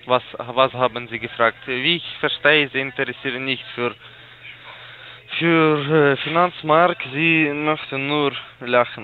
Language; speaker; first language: German; non-native, learner; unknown